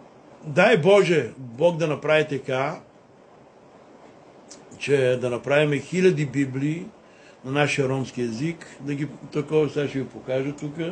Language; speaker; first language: Bulgarian; non-native, local second language; Romany